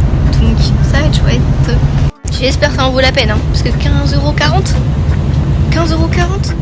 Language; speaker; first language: French; native; French